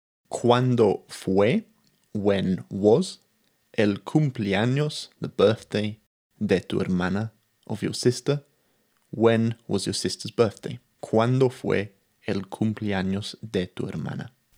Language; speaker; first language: Spanish; non-native, fluent; English